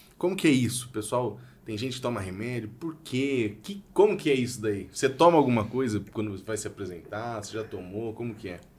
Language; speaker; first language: Portuguese; native; Portuguese